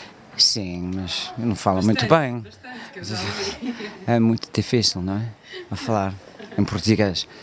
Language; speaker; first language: Portuguese; non-native, learner; English